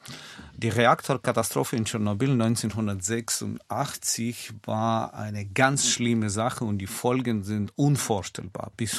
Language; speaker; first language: German; non-native, fluent; Russian